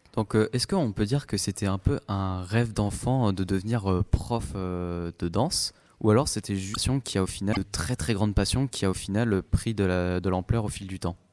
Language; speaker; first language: French; native; French